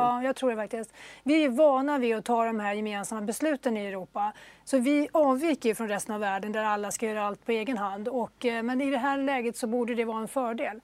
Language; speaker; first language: Swedish; native; Swedish